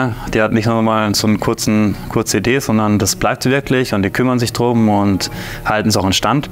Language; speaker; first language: German; native; German